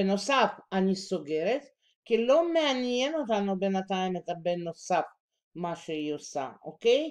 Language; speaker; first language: Hebrew; non-native, fluent; Russian